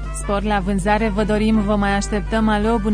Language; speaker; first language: Romanian; native; Romanian